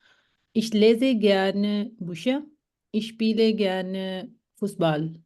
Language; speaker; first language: German; non-native, learner; Punjabi